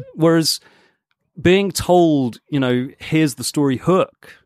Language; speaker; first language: English; native; English